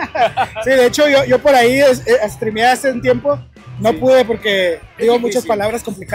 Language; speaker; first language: Spanish; native; Spanish